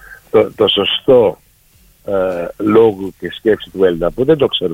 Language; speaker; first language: Greek; early bilingual, heritage; Greek